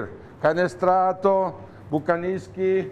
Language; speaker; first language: Russian; non-native, learner; Italian